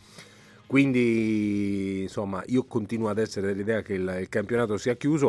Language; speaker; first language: Italian; native; Italian